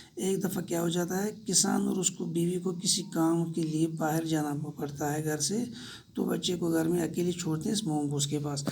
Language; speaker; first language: Urdu; non-native, local second language; Kashmiri